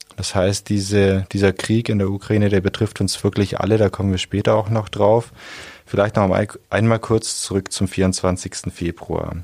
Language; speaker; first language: German; native; German